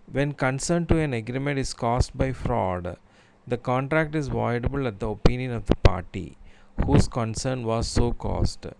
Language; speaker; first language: English; non-native, local second language; Malayalam